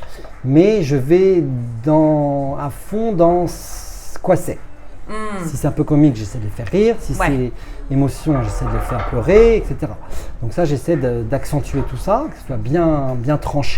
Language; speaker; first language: French; native; French